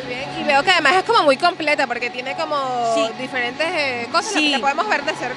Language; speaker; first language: Spanish; native; Spanish